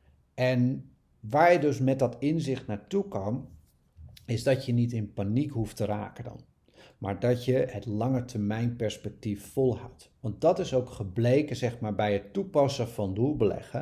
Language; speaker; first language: Dutch; native; Dutch